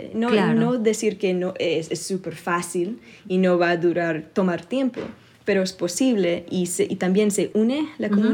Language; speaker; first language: Spanish; early bilingual, other home language; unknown